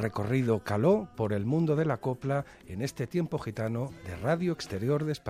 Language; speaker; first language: Spanish; native; Spanish